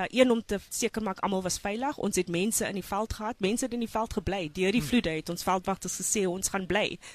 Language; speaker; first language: Afrikaans; non-native, local second language; English